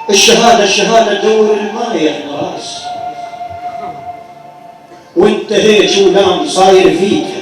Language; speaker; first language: Arabic; native; Arabic